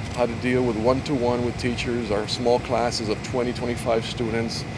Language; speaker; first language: English; non-native, local second language; Spanish